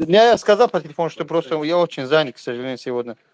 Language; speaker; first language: Russian; non-native, fluent; Tajik